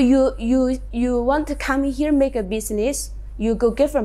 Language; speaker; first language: English; non-native, learner; Chinese